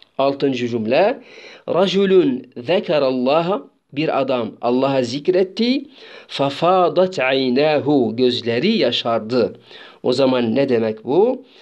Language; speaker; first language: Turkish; non-native, fluent; Arabic